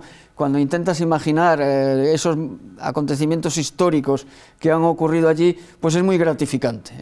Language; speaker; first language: Spanish; native; Spanish